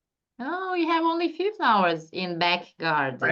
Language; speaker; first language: English; non-native, fluent; Turkish